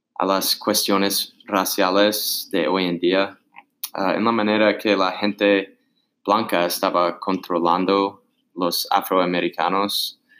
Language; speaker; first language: Spanish; non-native, learner; English